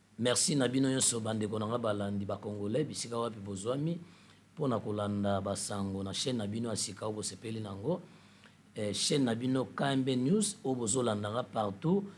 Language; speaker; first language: Lingala; native; Lingala